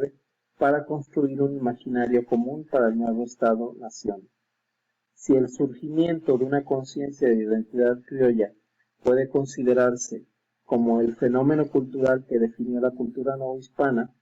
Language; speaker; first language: Spanish; native; Spanish